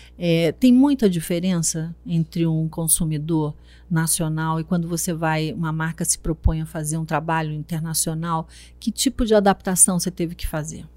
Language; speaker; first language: Portuguese; native; Portuguese